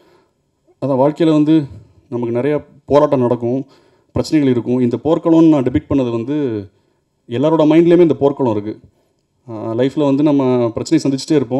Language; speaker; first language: Tamil; native; Tamil